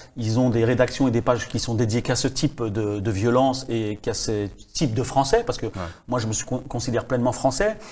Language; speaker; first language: French; native; French